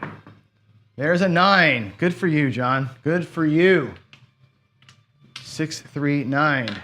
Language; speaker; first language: English; native; English